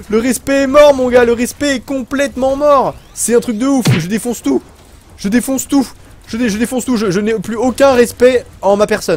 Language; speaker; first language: French; native; French